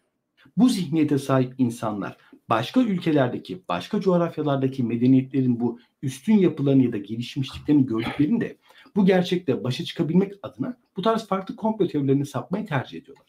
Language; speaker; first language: Turkish; native; Turkish